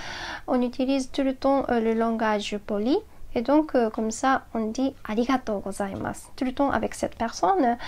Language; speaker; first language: French; non-native, fluent; Japanese